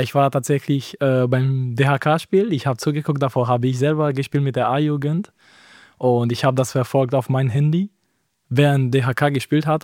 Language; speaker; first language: German; non-native, fluent; Romanian